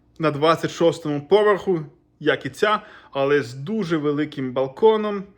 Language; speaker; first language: Ukrainian; non-native, local second language; Russian